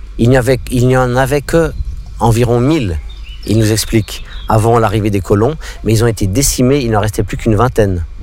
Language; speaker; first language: French; non-native, local second language; English